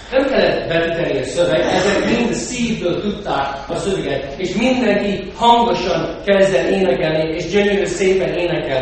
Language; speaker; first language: Hungarian; non-native, fluent; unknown